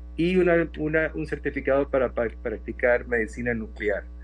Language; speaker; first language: Spanish; native; Spanish